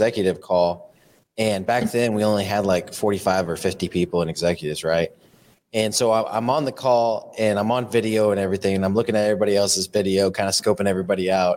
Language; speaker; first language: English; native; English